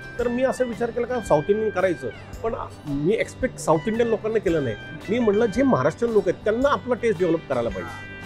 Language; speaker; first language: Marathi; non-native, local second language; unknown